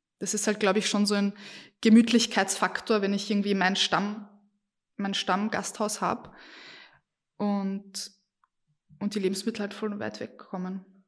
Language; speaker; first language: German; early bilingual, other home language; Bosnian